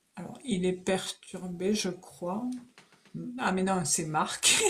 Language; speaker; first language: French; native; French